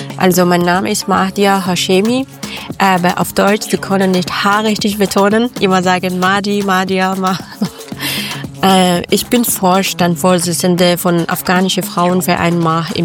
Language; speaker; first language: German; non-native, learner; Persian